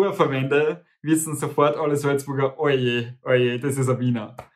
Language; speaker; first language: German; native; German